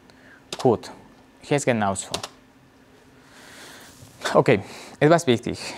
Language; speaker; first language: German; non-native, learner; Spanish